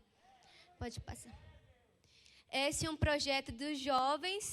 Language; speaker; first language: Portuguese; non-native, local second language; Ticuna